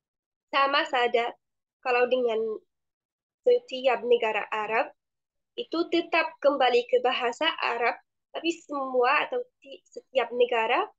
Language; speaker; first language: Indonesian; non-native, fluent; Arabic